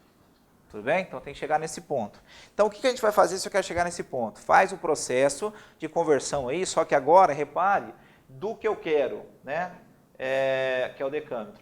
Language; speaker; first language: Portuguese; native; Portuguese